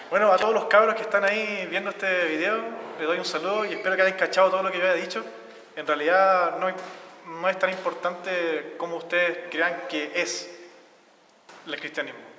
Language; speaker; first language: Spanish; native; Spanish